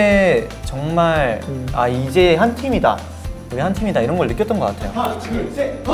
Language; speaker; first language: Korean; native; Korean